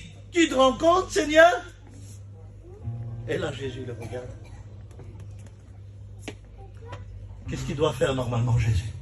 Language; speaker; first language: French; native; French